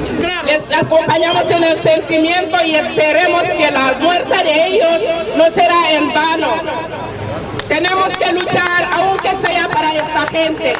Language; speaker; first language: Spanish; non-native, fluent; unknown